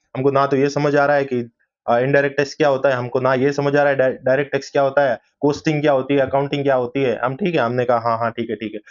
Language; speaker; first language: Hindi; native; Hindi